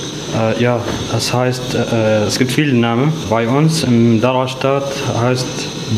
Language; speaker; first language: German; non-native, learner; Arabic